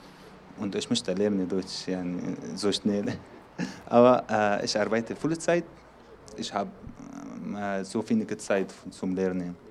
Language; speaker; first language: German; non-native, learner; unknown